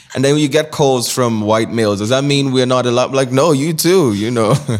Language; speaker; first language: English; non-native, local second language; Igbo